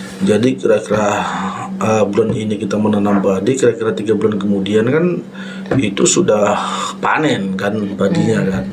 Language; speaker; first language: Indonesian; non-native, local second language; Batak Toba